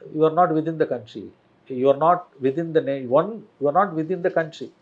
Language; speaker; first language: English; non-native, local second language; Tamil